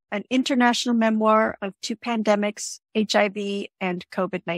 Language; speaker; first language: English; native; English